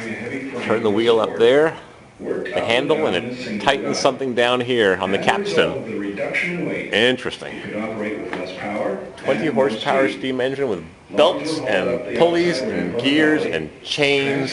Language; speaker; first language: English; native; English